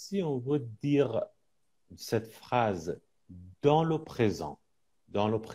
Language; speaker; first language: French; non-native, fluent; Persian